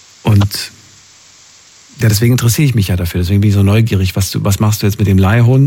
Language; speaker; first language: German; native; German